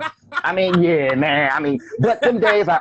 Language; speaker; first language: English; native; English